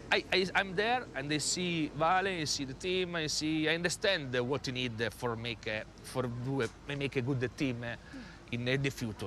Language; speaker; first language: English; non-native, learner; Italian